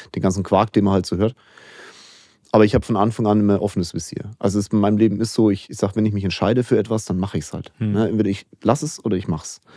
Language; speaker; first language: German; native; German